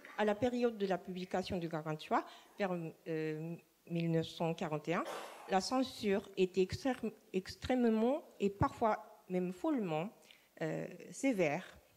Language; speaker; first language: French; non-native, fluent; Japanese